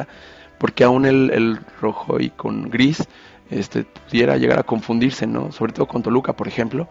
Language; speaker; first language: Spanish; native; Spanish